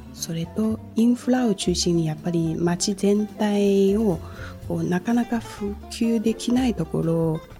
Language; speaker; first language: Japanese; non-native, fluent; Chinese